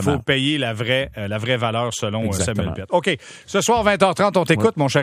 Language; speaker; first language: French; native; French